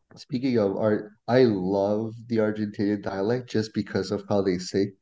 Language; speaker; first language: English; non-native, fluent; French